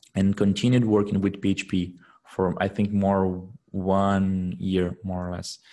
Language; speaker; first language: English; non-native, fluent; Portuguese